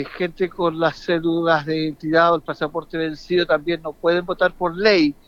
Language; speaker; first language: Spanish; native; Spanish